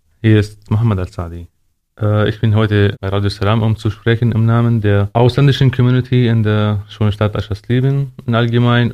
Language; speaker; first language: German; non-native, fluent; Arabic